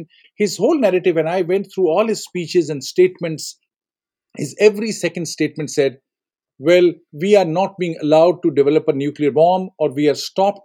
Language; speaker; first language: English; non-native, local second language; Urdu